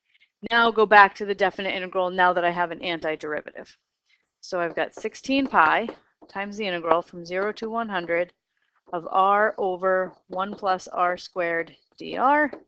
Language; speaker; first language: English; native; English